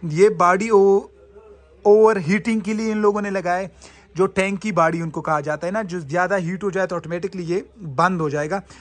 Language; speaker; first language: Urdu; non-native, local second language; Pashto